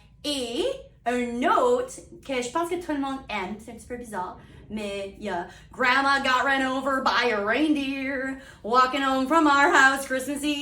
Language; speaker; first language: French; non-native, local second language; English